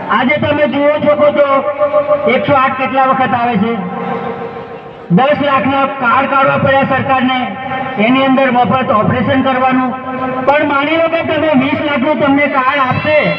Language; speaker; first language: Gujarati; non-native, local second language; Rathawi